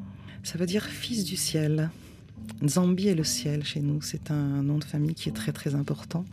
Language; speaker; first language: French; native; French